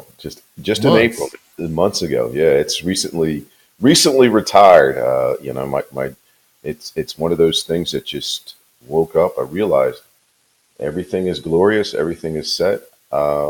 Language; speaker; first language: English; native; English